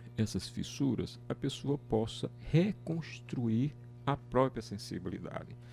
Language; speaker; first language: Portuguese; native; Portuguese